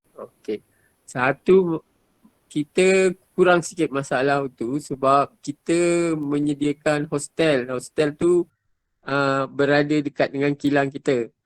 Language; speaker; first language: Malay; native; Malay